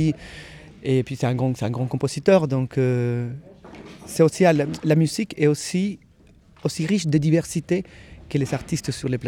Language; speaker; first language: French; native; French